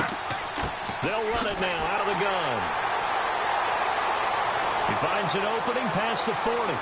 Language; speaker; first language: English; native; English